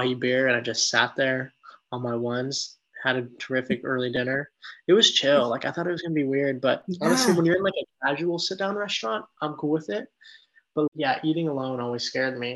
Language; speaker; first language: English; native; English